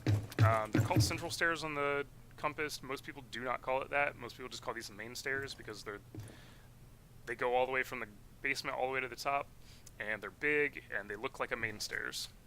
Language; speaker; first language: English; native; English